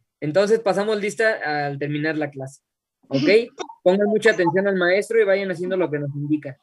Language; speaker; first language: Spanish; native; Spanish